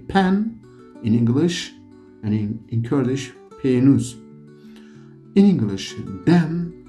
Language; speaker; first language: English; non-native, learner; Kurdish